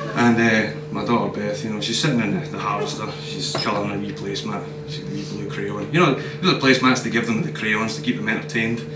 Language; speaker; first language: English; native; English